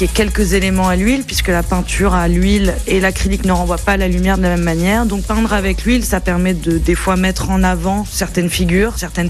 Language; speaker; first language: French; native; French